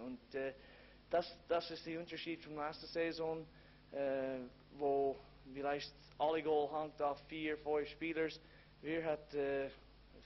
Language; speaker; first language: German; non-native, learner; English